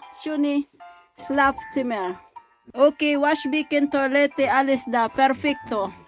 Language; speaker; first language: German; non-native, learner; Filipino